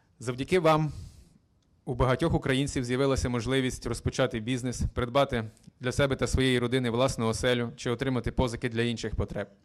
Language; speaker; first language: Ukrainian; native; Ukrainian